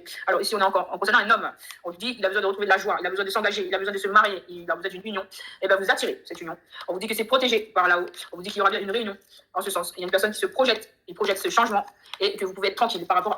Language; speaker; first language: French; native; French